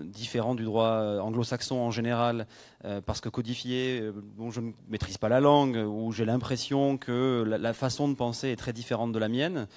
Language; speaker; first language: French; native; French